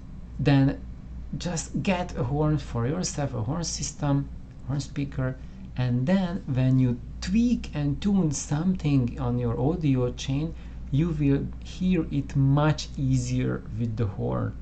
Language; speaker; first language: English; non-native, fluent; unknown